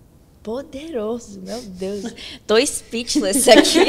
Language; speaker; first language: Portuguese; early bilingual, heritage; Portuguese